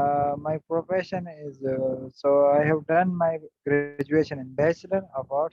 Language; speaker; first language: English; non-native, learner; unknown